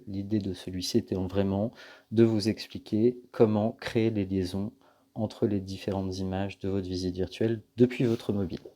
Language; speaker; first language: French; native; French